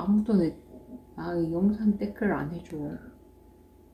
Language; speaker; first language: Korean; non-native, fluent; Russian